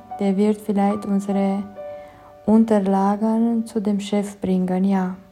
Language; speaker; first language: German; non-native, fluent; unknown